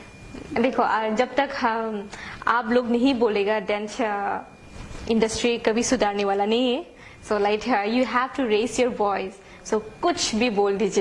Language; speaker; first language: Hindi; non-native, local second language; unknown